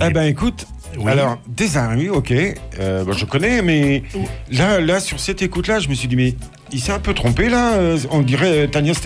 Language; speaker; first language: French; native; French